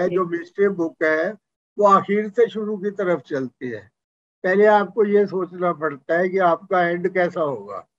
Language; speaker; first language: Hindi; non-native, local second language; Punjabi